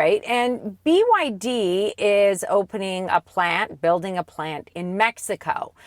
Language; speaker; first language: English; native; English